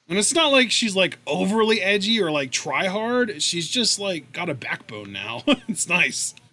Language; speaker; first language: English; native; English